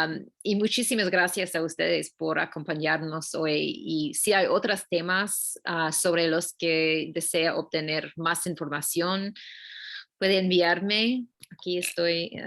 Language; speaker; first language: Spanish; non-native, learner; English